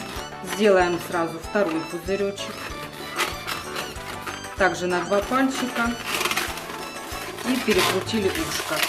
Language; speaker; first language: Russian; native; Russian